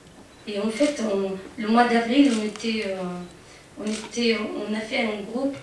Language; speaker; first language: French; non-native, fluent; Arabic